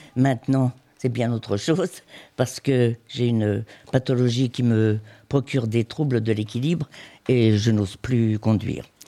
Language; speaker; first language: French; native; French